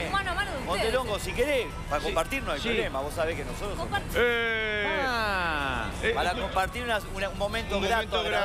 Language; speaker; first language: Spanish; native; Spanish